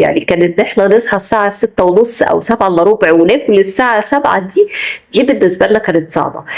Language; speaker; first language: Arabic; native; Arabic